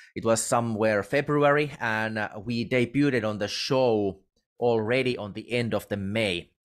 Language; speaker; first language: English; non-native, fluent; Finnish